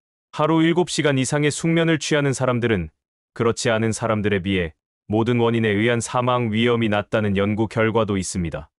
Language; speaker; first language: Korean; native; Korean